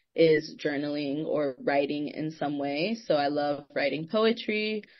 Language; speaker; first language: English; native; English